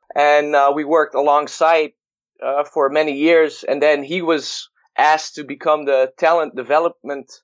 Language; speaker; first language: English; non-native, fluent; Dutch